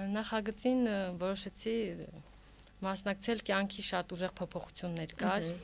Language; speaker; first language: Armenian; early bilingual, heritage; Armenian